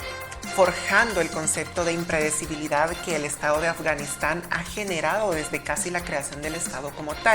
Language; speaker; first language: Spanish; native; Spanish